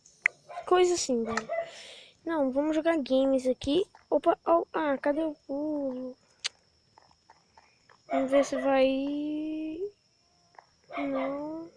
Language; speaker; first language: Portuguese; native; Portuguese